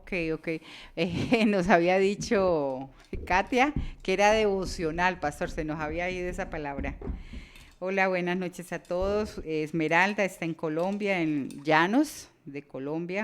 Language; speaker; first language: Spanish; native; Spanish